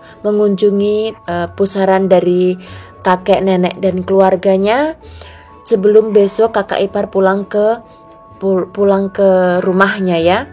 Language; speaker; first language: Indonesian; non-native, local second language; Javanese